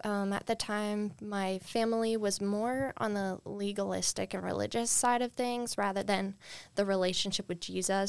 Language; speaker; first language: English; native; English